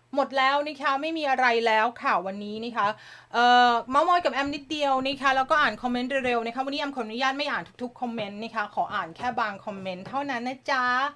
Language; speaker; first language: Thai; native; Thai